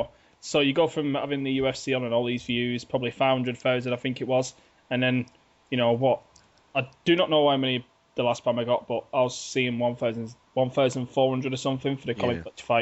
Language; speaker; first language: English; native; English